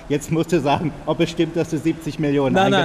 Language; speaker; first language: German; native; German